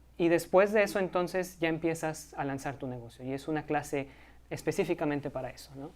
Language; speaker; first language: Spanish; native; Spanish